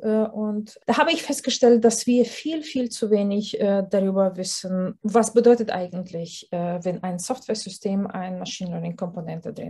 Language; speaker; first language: German; non-native, fluent; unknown